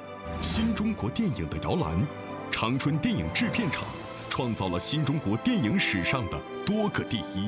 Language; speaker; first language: Chinese; native; Chinese